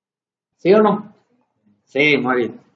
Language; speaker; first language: Spanish; non-native, learner; English